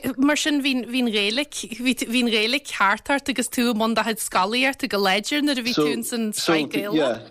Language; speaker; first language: Irish; native; Irish